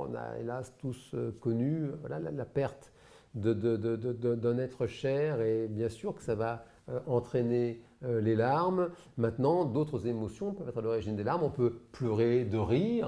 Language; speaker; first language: French; native; French